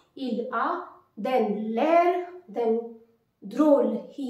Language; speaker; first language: French; non-native, fluent; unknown